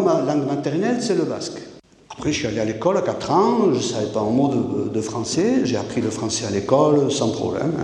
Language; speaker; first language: French; native; French